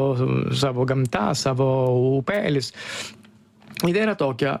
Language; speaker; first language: Lithuanian; non-native, fluent; Italian